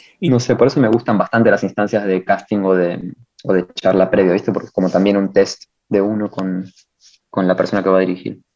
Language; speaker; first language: Spanish; native; Spanish